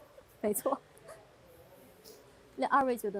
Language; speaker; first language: Chinese; native; Chinese